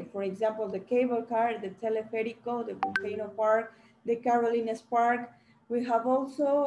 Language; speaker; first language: English; non-native, learner; Spanish